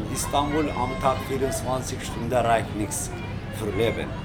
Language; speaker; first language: German; non-native, learner; Turkish